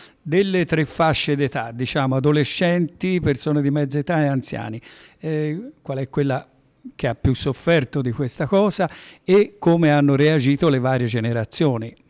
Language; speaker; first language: Italian; native; Italian